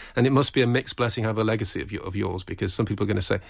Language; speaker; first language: English; native; English